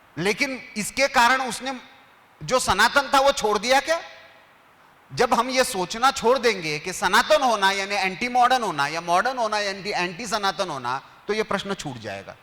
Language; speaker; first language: Hindi; non-native, local second language; Marathi